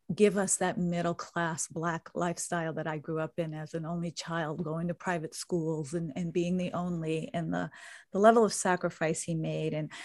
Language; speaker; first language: English; native; English